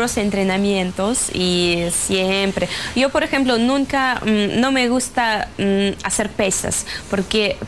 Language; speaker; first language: Spanish; non-native, fluent; Russian